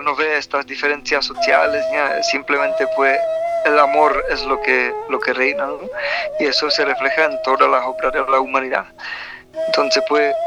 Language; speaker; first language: Spanish; non-native, fluent; Czech